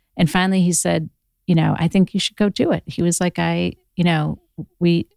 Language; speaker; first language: English; native; English